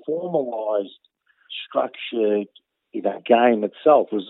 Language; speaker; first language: English; native; English